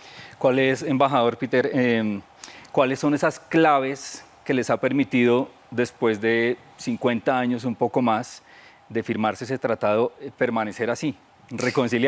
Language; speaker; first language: Spanish; native; Spanish